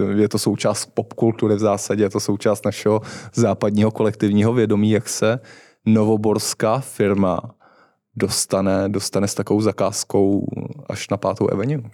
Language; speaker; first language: Czech; native; Czech